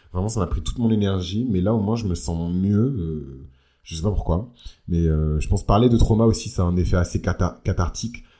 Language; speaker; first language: French; early bilingual, other home language; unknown